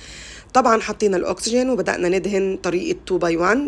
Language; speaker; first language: Arabic; native; Arabic